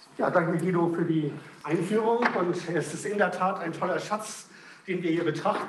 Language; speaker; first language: German; native; German